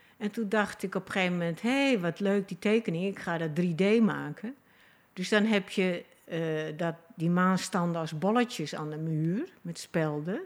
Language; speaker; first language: Dutch; native; Dutch